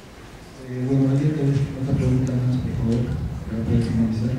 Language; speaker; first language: Spanish; native; Spanish